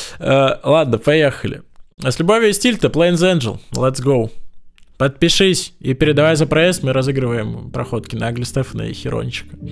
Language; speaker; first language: Russian; native; Russian